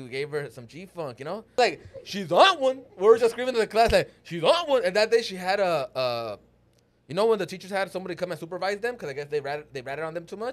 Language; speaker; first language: English; early bilingual, other home language; Spanish